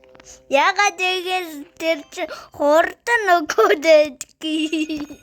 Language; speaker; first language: Mongolian; early bilingual, heritage; Mongolian